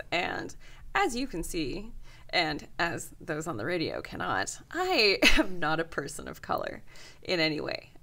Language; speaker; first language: English; native; English